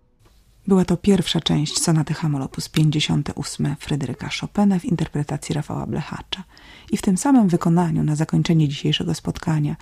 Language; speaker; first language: Polish; native; Polish